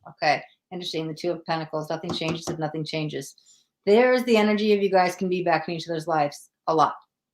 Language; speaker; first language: English; native; English